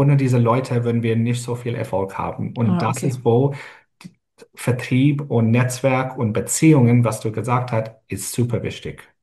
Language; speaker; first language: German; non-native, fluent; English